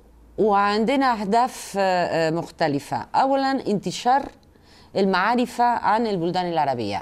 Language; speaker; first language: Arabic; non-native, fluent; Spanish